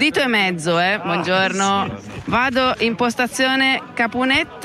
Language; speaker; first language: Italian; native; Italian